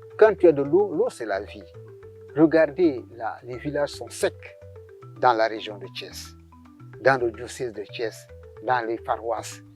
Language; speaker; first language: French; non-native, local second language; Serer